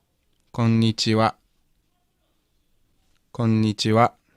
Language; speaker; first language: Japanese; non-native, learner; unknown